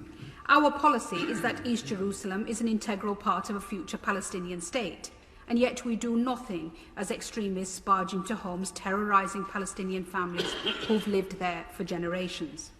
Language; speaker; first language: English; native; English